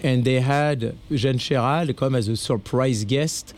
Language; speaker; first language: English; non-native, fluent; French